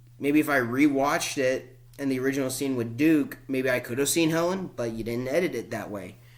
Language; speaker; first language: English; native; English